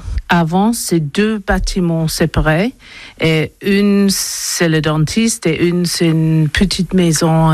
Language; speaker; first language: French; non-native, learner; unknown